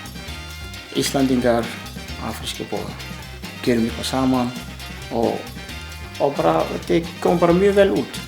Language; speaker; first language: Icelandic; non-native, learner; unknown